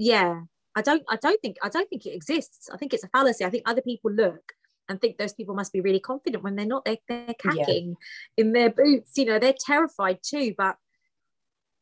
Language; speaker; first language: English; early bilingual, other home language; Greek